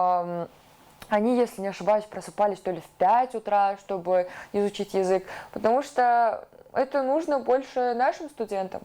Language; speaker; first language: Russian; native; Russian